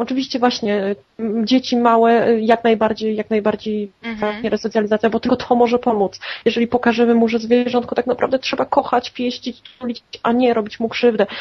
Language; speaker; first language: Polish; native; Polish